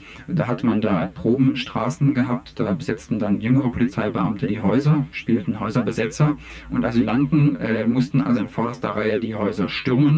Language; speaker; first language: German; native; German